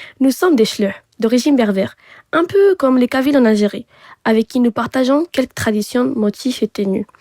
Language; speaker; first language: French; non-native, fluent; Tachelhit